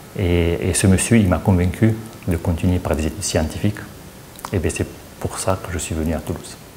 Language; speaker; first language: French; non-native, fluent; Romanian